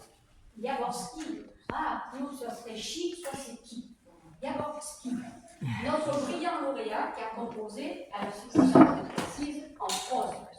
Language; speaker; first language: French; native; French